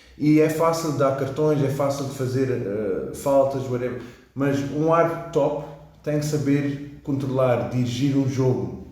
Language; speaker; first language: Portuguese; early bilingual, heritage; English